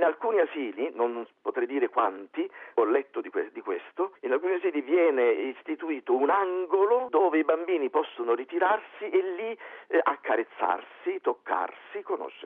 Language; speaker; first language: Italian; native; Italian